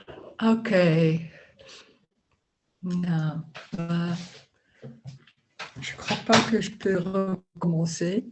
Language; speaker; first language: French; non-native, learner; Dutch